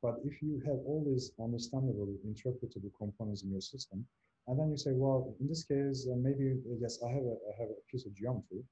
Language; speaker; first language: English; non-native, fluent; Turkish